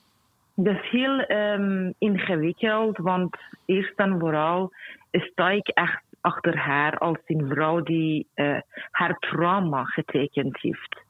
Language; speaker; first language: Dutch; non-native, fluent; Persian